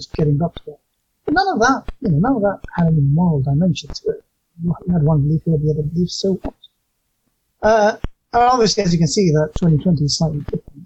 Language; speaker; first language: English; native; English